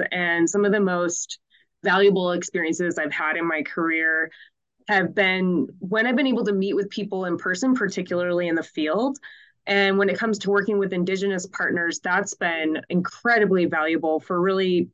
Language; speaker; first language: English; native; English